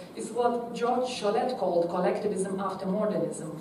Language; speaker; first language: English; non-native, fluent; Lithuanian